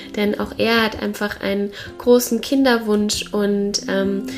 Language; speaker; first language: German; native; German